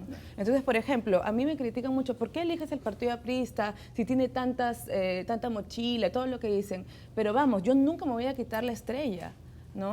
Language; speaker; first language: Spanish; native; Spanish